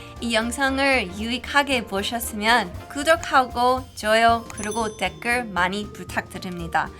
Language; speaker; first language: Korean; non-native, fluent; English